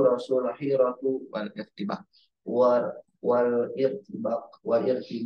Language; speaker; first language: Arabic; non-native, fluent; Indonesian